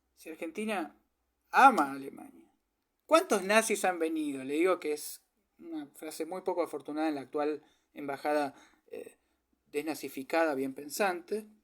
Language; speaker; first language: Spanish; early bilingual, other home language; German